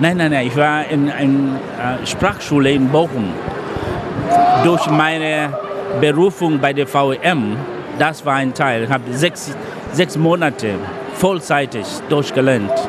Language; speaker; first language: German; non-native, fluent; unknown